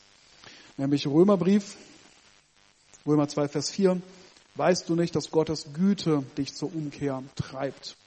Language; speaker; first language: German; native; German